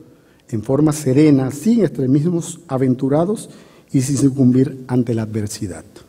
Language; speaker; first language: Spanish; native; Spanish